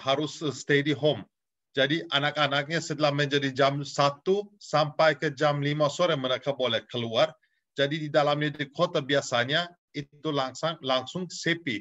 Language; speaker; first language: Indonesian; non-native, fluent; Turkish